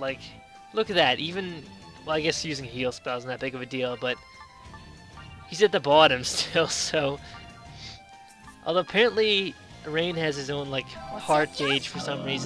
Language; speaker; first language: English; native; English